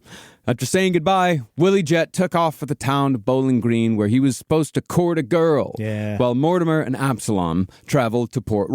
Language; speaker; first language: English; native; English